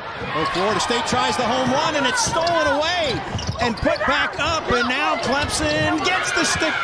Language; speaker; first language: English; native; English